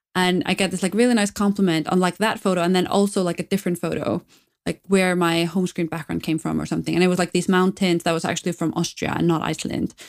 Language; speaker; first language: English; non-native, fluent; Icelandic